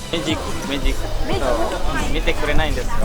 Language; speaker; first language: Japanese; non-native, learner; Indonesian